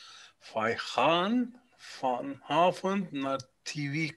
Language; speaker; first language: Dutch; non-native, learner; Turkish